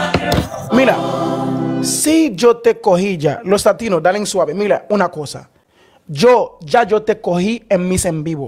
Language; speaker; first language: Spanish; non-native, learner; Haitian Creole